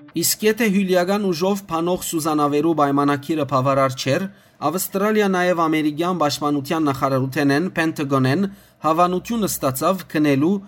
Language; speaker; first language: Armenian; native; Armenian